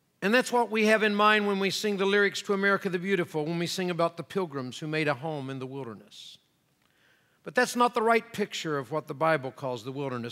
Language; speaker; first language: English; native; English